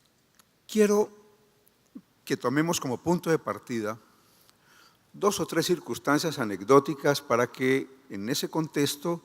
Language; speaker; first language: Spanish; native; Spanish